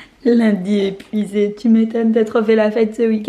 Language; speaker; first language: French; native; French